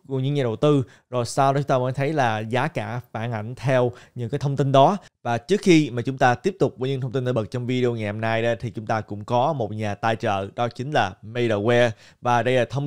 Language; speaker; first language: Vietnamese; native; Vietnamese